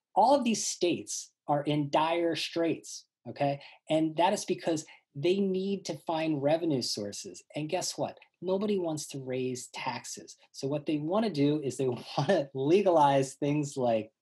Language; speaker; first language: English; native; English